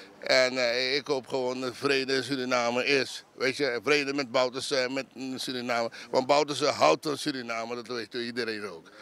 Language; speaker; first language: Dutch; non-native, local second language; Papiamento